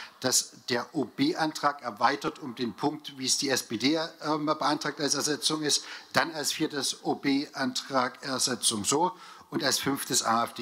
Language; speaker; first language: German; native; German